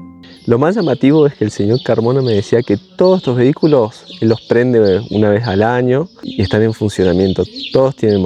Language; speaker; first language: Spanish; native; Spanish